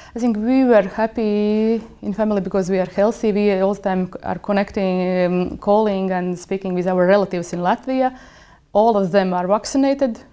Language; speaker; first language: English; non-native, fluent; Latvian